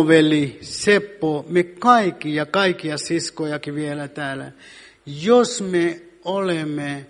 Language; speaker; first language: Finnish; non-native, fluent; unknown